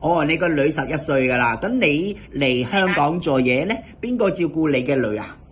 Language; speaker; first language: Cantonese; native; Cantonese